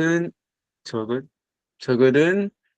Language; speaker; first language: Korean; non-native, learner; Filipino